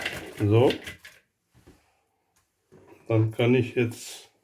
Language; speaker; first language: German; non-native, learner; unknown